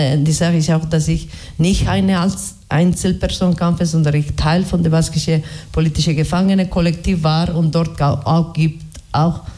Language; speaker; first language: German; non-native, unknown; Basque